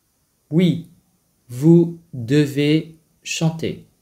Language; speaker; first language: French; non-native, fluent; Vietnamese